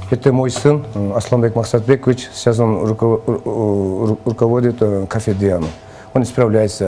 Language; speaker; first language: Russian; non-native, local second language; Kyrgyz